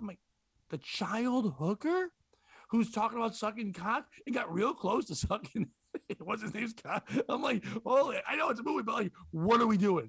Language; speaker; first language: English; native; English